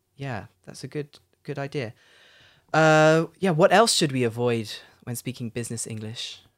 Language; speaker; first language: English; native; English